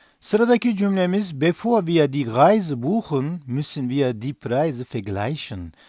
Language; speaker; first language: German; non-native, fluent; Turkish